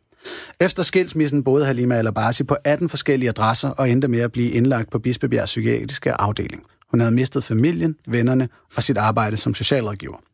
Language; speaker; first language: Danish; native; Danish